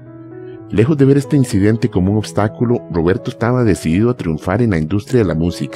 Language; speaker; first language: Spanish; native; Spanish